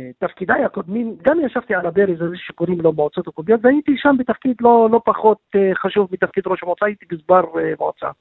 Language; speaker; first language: Hebrew; non-native, local second language; Arabic